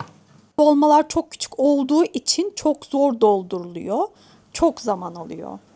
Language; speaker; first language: Turkish; native; Turkish